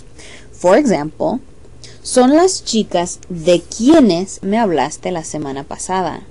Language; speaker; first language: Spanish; non-native, fluent; English